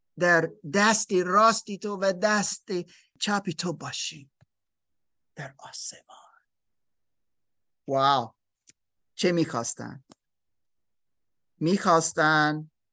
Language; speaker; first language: Persian; non-native, learner; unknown